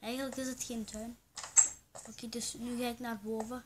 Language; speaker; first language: Dutch; early bilingual, other home language; Turkish